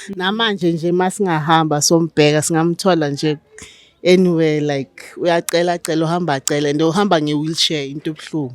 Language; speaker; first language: Zulu; non-native, local second language; Southern Sotho